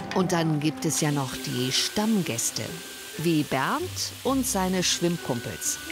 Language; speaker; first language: German; native; German